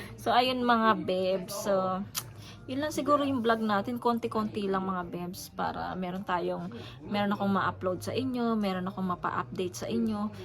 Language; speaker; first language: Filipino; native; Filipino